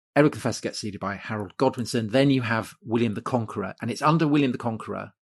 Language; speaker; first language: English; native; English